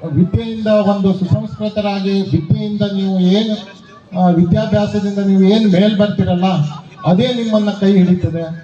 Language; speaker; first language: Kannada; native; Kannada